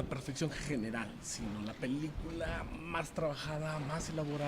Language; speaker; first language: Spanish; native; Spanish